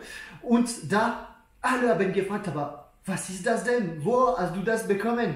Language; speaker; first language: German; non-native, learner; French